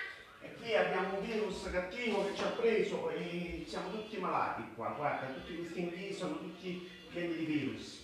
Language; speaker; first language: Italian; native; Italian